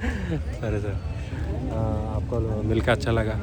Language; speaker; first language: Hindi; non-native, fluent; Telugu